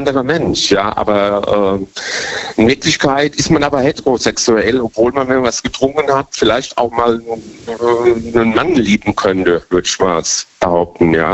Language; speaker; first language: German; native; German